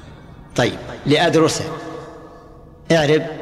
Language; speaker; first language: Arabic; native; Arabic